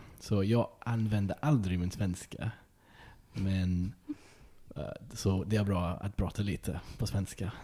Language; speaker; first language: Swedish; non-native, fluent; English